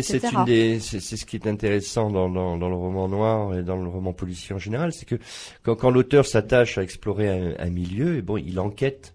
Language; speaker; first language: French; native; French